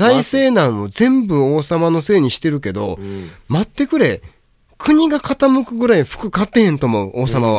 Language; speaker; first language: Japanese; native; Japanese